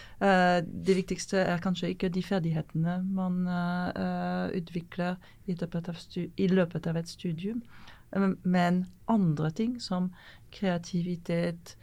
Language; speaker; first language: Norwegian; non-native, fluent; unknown